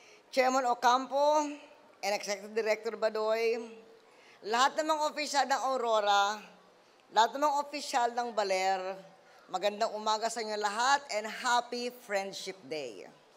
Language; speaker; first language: Filipino; native; Filipino